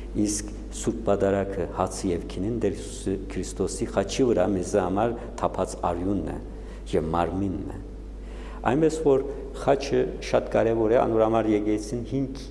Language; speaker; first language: Armenian; native; Armenian